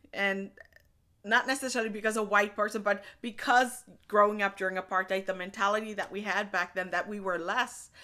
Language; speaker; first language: English; non-native, local second language; Afrikaans